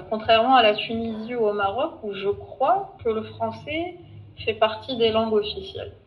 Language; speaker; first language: French; non-native, fluent; Arabic